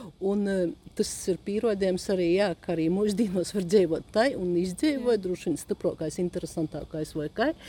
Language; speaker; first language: Latvian; native; Latvian